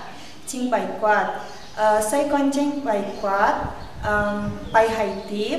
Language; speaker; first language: Cantonese; non-native, learner; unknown